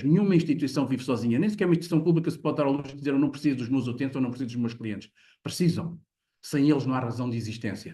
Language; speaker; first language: Portuguese; native; Portuguese